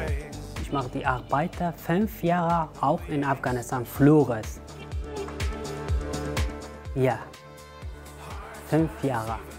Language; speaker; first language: German; non-native, learner; Persian